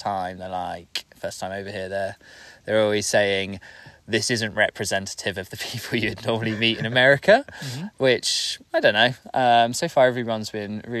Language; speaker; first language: English; native; English